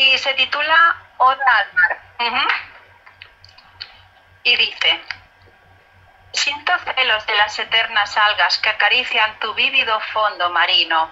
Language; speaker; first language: Spanish; native; Spanish